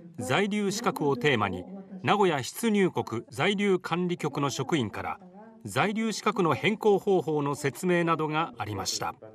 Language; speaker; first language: Japanese; native; Japanese